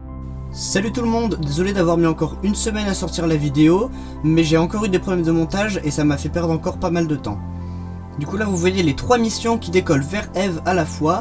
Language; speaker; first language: French; native; French